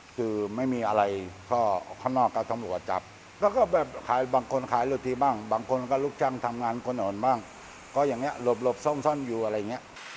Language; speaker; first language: Thai; non-native, fluent; Rohingya